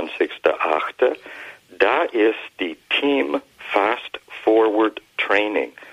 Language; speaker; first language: German; non-native, fluent; English